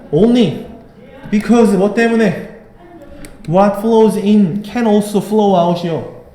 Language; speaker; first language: English; non-native, fluent; Korean